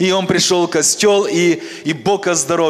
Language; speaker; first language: Polish; non-native, learner; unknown